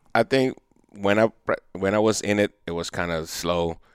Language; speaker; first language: English; non-native, fluent; Papiamento